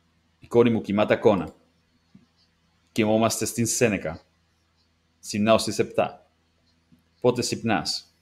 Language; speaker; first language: Greek; non-native, learner; English